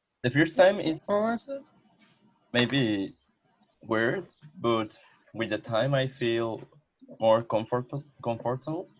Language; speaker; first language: English; non-native, learner; Spanish